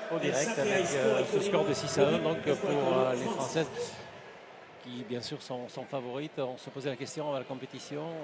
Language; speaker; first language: French; native; French